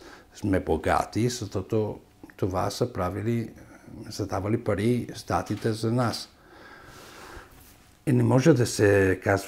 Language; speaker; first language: Bulgarian; non-native, fluent; Italian